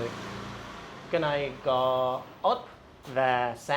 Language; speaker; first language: Vietnamese; non-native, learner; English